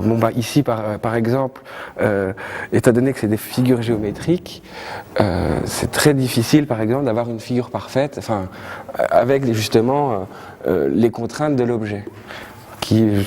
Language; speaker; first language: French; native; French